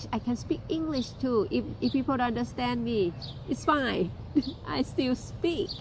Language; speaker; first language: English; non-native, learner; Thai